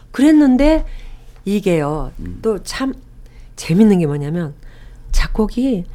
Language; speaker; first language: Korean; native; Korean